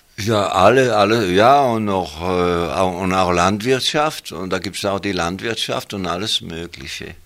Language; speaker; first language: German; non-native, local second language; Swiss German